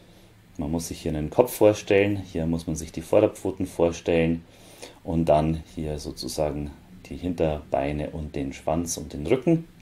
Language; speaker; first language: German; native; German